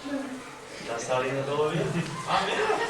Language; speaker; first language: Spanish; non-native, fluent; English